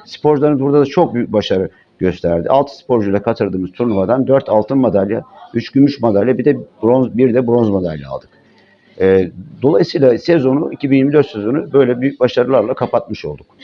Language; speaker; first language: Turkish; native; Turkish